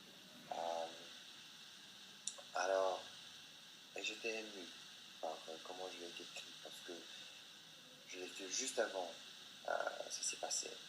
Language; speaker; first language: French; non-native, fluent; English